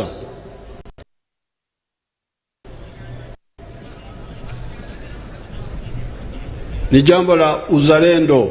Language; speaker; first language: Swahili; non-native, local second language; Nyankole